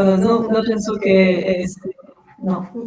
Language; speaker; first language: Spanish; non-native, learner; French